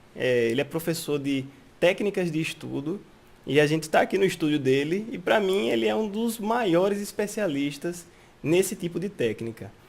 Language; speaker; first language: Portuguese; native; Portuguese